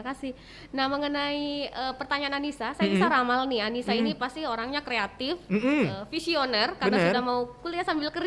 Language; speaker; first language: Indonesian; native; Indonesian